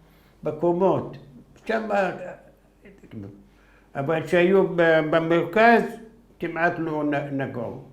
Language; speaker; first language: Hebrew; non-native, fluent; Arabic